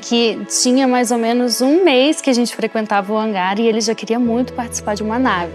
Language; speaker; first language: Portuguese; native; Portuguese